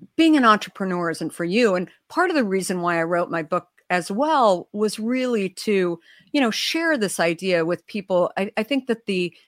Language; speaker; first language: English; native; English